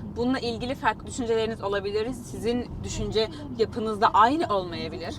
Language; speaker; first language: Turkish; native; Turkish